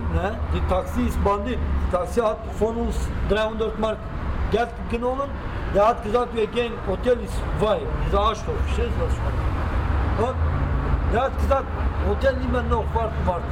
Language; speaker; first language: German; non-native, learner; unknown